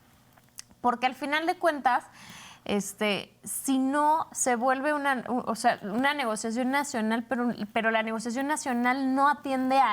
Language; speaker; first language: Spanish; native; Spanish